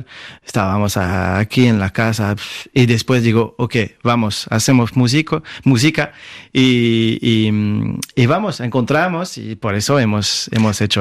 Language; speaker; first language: Spanish; non-native, fluent; French